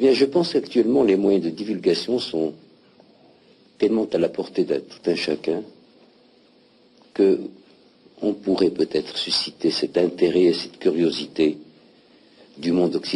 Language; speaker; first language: French; non-native, local second language; Arabic